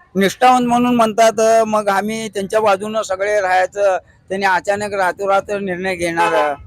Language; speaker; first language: Marathi; native; Marathi